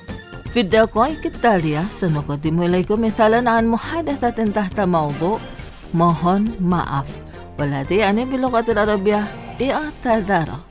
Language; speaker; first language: Arabic; non-native, fluent; Indonesian